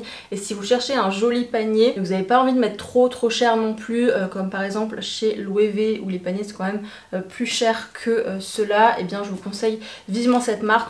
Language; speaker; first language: French; native; French